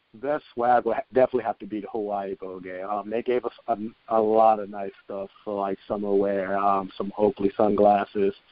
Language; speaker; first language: English; native; English